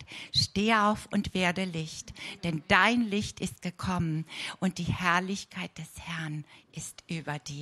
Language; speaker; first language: German; non-native, fluent; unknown